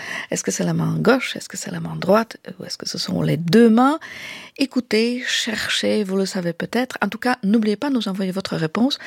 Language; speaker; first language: French; native; French